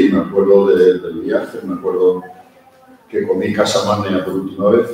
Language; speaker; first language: Spanish; early bilingual, heritage; Spanish